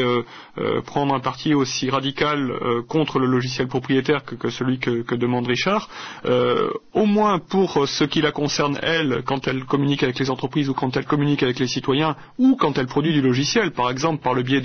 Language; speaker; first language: French; native; French